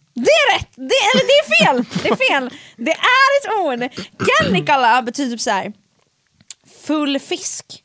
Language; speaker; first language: Swedish; early bilingual, other home language; Finnish